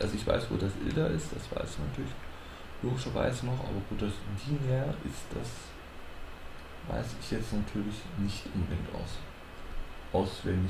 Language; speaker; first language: German; native; German